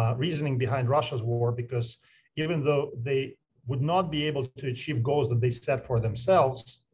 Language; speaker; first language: English; non-native, fluent; Ukrainian